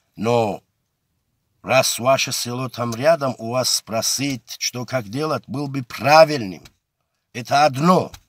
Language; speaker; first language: Russian; non-native, local second language; Avaric